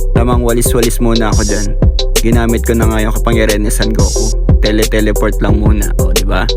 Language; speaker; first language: Filipino; native; Filipino